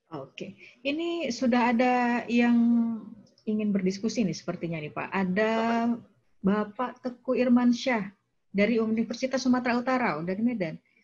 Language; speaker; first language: Indonesian; native; Indonesian